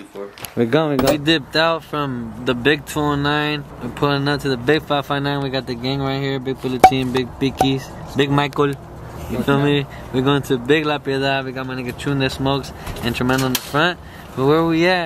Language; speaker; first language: English; early bilingual, other home language; Spanish